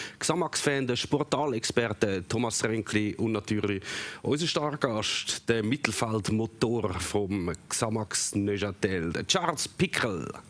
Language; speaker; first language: German; native; German